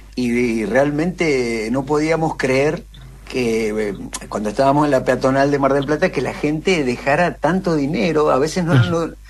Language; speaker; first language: Spanish; native; Spanish